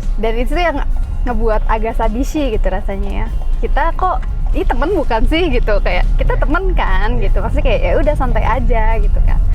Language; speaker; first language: Indonesian; native; Indonesian